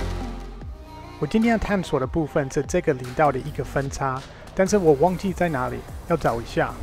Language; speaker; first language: Chinese; non-native, fluent; English